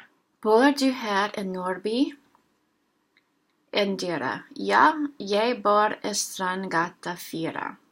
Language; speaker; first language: Norwegian; non-native, learner; English